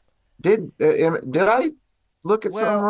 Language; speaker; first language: English; native; English